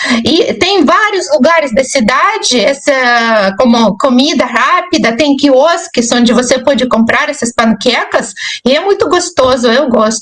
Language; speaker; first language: Portuguese; non-native, fluent; Russian